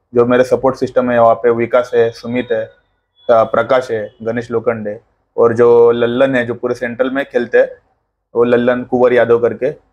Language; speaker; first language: Hindi; non-native, local second language; Marathi